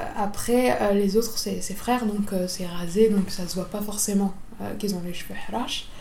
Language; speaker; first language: French; native; French